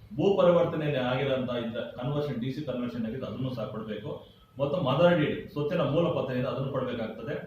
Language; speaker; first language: Kannada; native; Kannada